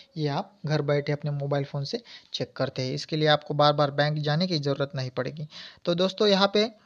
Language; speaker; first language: Hindi; non-native, local second language; Marathi